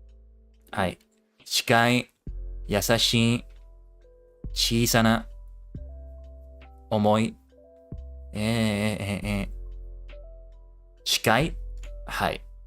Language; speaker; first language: Japanese; non-native, learner; English